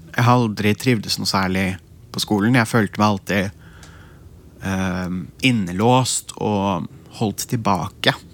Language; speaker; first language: Norwegian; early bilingual, other home language; Central Kurdish